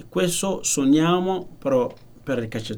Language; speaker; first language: Italian; non-native, learner; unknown